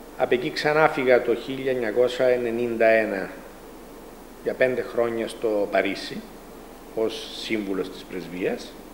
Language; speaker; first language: Greek; native; Greek